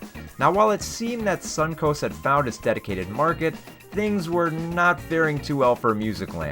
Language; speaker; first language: English; native; English